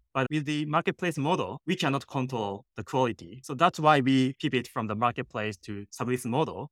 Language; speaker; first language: English; non-native, fluent; Japanese